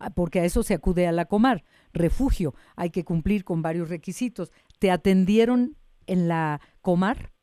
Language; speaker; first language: Spanish; native; Spanish